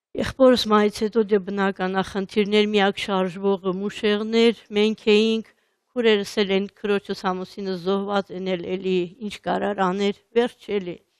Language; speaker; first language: Armenian; native; Armenian